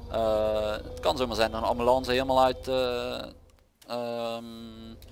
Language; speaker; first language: Dutch; native; Dutch